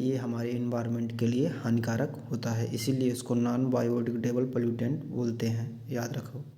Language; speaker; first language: Hindi; native; Hindi